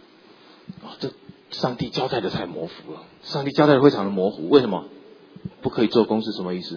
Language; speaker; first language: Chinese; native; Chinese